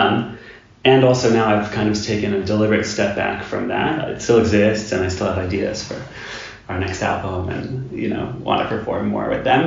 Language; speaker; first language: English; native; English